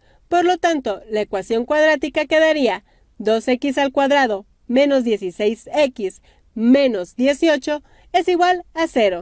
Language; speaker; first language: Spanish; native; Spanish